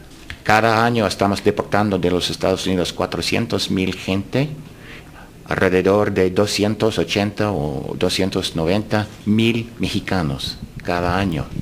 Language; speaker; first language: Spanish; non-native, fluent; English